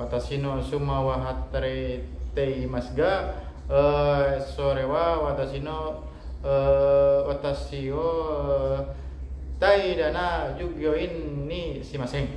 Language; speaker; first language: Japanese; non-native, learner; Indonesian